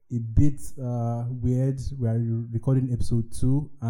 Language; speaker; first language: English; non-native, local second language; Yoruba